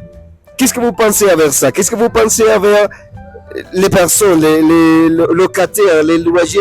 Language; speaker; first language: French; non-native, learner; Spanish